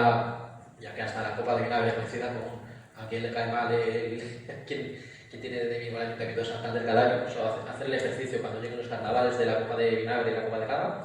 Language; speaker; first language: Spanish; native; Spanish